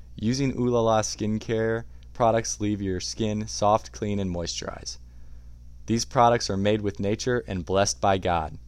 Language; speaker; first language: English; native; English